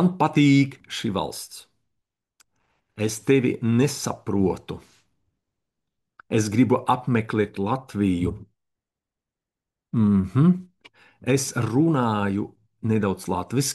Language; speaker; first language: Latvian; non-native, learner; Russian